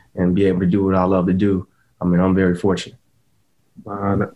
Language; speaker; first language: English; native; English